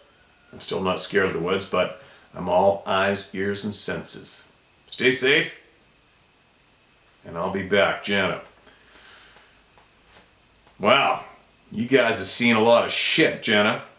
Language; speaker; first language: English; native; English